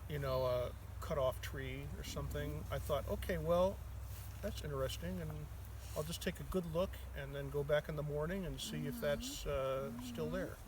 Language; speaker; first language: English; native; English